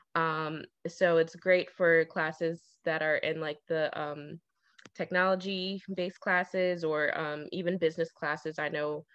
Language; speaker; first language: English; native; English